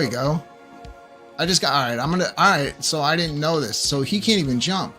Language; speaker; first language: English; native; English